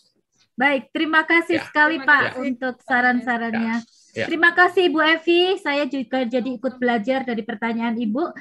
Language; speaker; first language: Indonesian; native; Indonesian